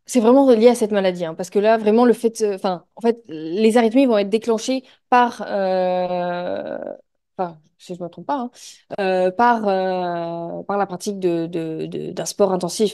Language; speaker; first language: French; native; French